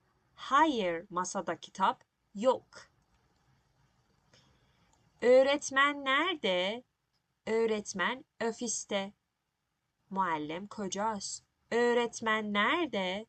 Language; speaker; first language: Turkish; non-native, learner; Persian